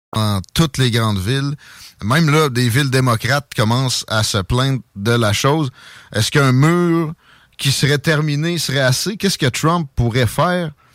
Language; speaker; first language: French; native; French